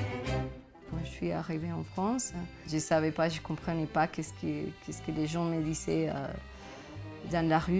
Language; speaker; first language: French; non-native, fluent; Spanish